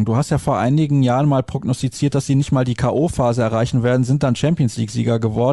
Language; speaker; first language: German; native; German